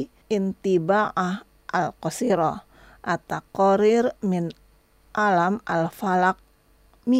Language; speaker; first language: Arabic; non-native, fluent; Indonesian